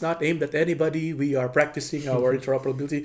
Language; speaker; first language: English; non-native, local second language; Filipino